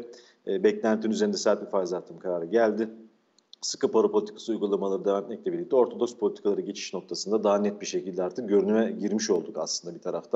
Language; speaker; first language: Turkish; native; Turkish